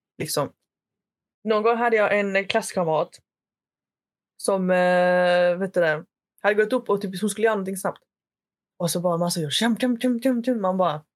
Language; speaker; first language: Swedish; early bilingual, other home language; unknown